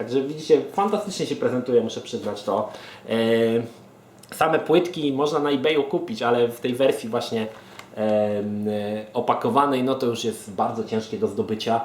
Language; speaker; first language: Polish; native; Polish